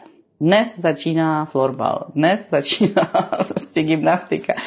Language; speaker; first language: Czech; native; Czech